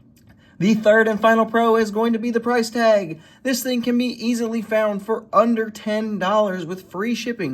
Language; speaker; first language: English; native; English